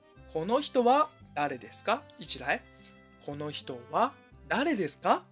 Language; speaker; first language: Japanese; non-native, fluent; Chinese